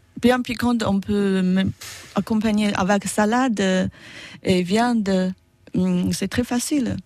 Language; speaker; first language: French; non-native, learner; Chinese